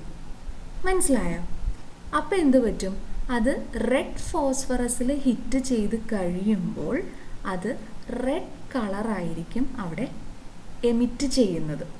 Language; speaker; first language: Malayalam; native; Malayalam